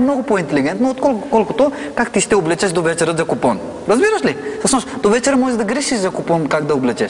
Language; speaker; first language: Bulgarian; non-native, fluent; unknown